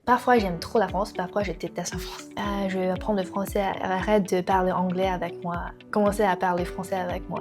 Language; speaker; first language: French; non-native, learner; Chinese